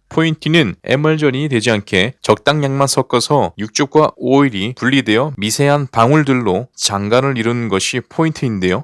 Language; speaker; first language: Korean; native; Korean